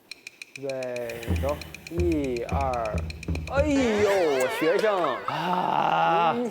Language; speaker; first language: Chinese; native; Chinese